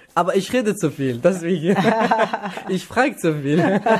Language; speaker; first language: German; non-native, learner; Kurdish